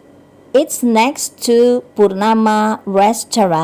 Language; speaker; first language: English; non-native, fluent; Indonesian